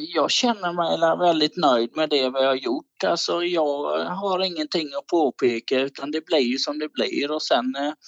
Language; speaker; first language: Swedish; native; Swedish